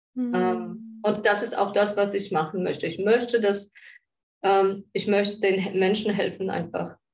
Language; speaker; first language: German; non-native, fluent; Polish